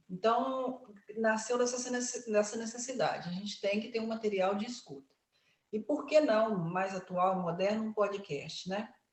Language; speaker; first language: Portuguese; native; Portuguese